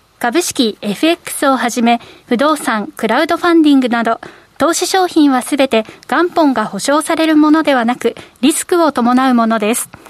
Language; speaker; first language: Japanese; native; Japanese